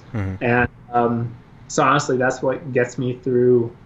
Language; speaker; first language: English; early bilingual, other home language; Albanian